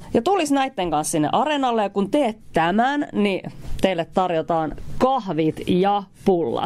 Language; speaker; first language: Finnish; native; Finnish